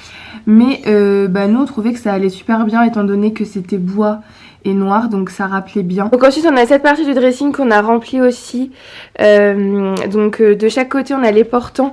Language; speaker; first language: French; native; French